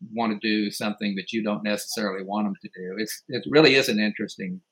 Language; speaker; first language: English; native; English